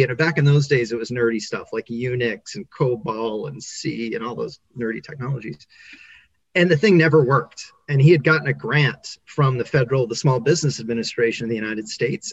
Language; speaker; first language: English; native; English